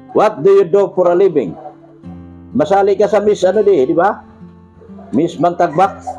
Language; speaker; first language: Filipino; non-native, local second language; Cebuano